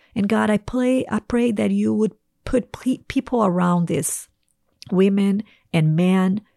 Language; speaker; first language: English; non-native, fluent; Portuguese